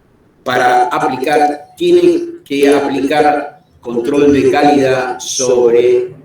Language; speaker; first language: Spanish; native; Spanish